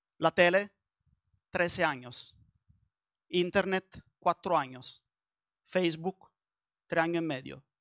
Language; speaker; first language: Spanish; non-native, learner; Italian